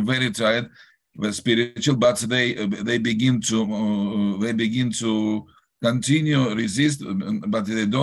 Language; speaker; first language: English; non-native, learner; Russian